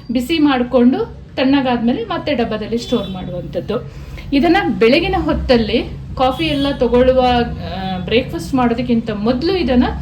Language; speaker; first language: Kannada; non-native, local second language; Kodava